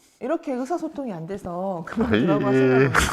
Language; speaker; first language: Korean; native; Korean